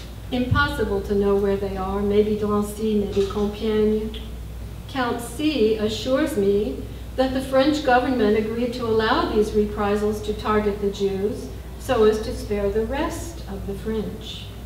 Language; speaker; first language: English; native; English